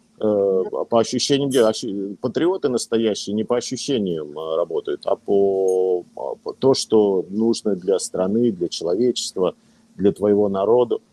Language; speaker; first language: Russian; native; Russian